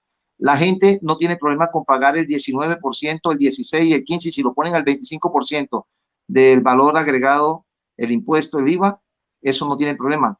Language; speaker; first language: Spanish; native; Spanish